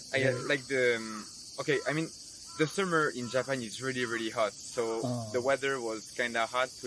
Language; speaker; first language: English; non-native, fluent; French